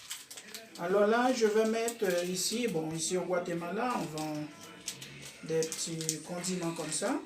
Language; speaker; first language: French; non-native, local second language; Haitian Creole